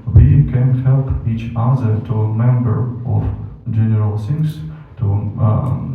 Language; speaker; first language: English; non-native, learner; Ukrainian